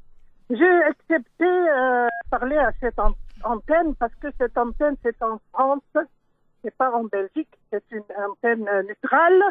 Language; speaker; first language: French; non-native, local second language; Dutch